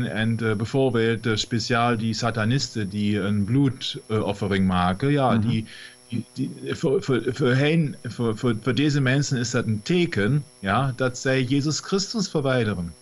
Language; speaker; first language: Dutch; non-native, fluent; German